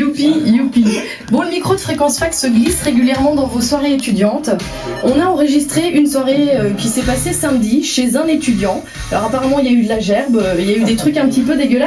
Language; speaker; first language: French; native; French